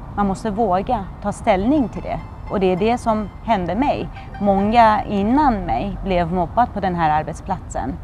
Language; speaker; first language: Swedish; non-native, fluent; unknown